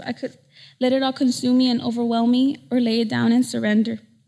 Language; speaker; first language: English; early bilingual, other home language; Spanish